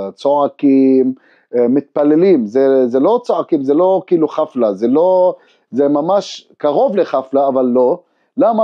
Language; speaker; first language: Hebrew; non-native, local second language; Arabic